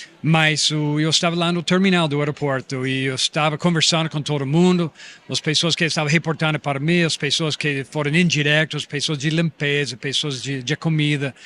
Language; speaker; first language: Portuguese; non-native, fluent; English